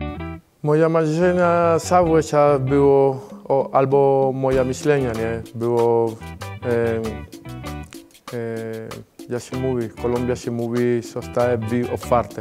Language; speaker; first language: Polish; non-native, learner; Spanish